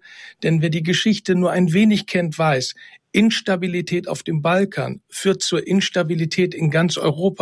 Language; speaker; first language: German; native; German